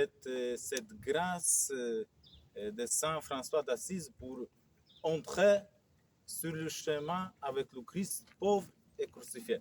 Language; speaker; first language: French; non-native, fluent; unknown